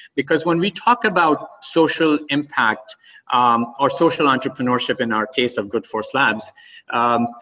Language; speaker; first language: English; non-native, fluent; Arabic